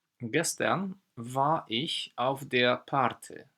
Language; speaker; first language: German; non-native, fluent; Polish